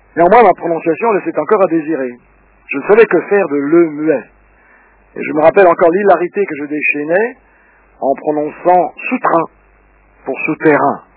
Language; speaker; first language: French; early bilingual, other home language; Russian